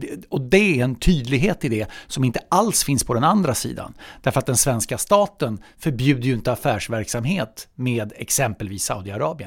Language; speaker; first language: Swedish; native; Swedish